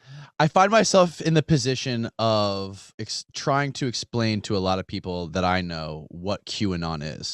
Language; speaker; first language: English; native; English